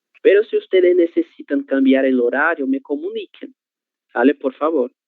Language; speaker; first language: Spanish; non-native, fluent; Portuguese